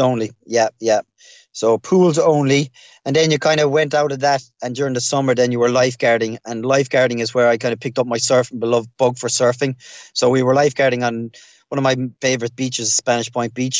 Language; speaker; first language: English; native; English